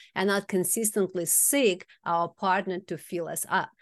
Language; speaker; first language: English; non-native, fluent; Russian